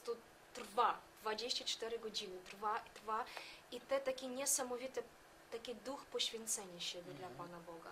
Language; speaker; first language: Polish; non-native, learner; Ukrainian